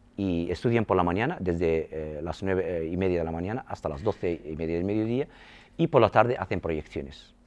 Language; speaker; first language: Spanish; non-native, local second language; Arabic